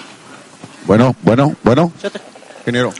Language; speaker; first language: Spanish; native; Spanish